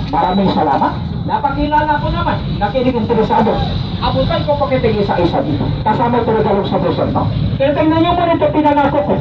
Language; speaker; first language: Filipino; non-native, local second language; Cebuano